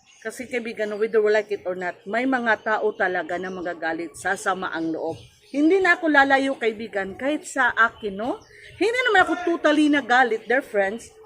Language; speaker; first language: Filipino; non-native, local second language; Cebuano